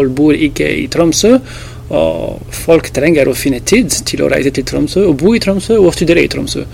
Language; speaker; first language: Norwegian; non-native, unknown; French